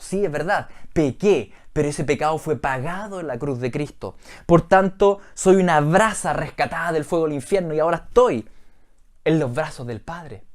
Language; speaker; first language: Spanish; native; Spanish